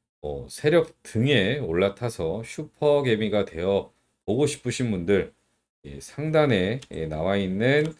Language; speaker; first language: Korean; native; Korean